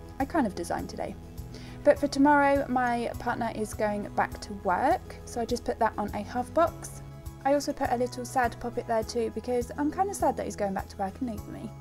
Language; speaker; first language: English; native; English